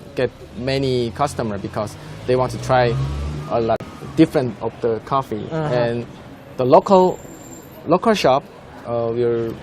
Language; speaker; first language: English; non-native, fluent; Korean